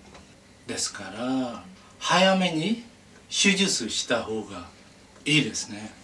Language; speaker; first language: Japanese; non-native, learner; Burmese